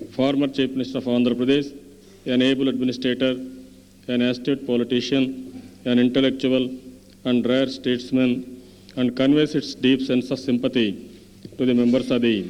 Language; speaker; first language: English; non-native, local second language; Telugu